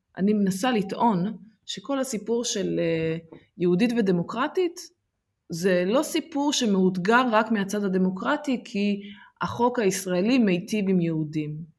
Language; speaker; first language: Hebrew; early bilingual, other home language; Amharic